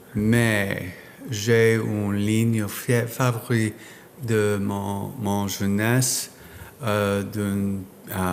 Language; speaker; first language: French; non-native, learner; English